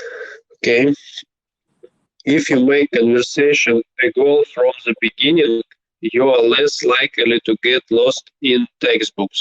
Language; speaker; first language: English; non-native, learner; Belarusian